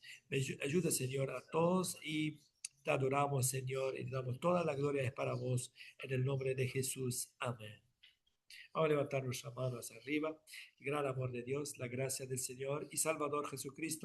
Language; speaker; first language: Spanish; non-native, fluent; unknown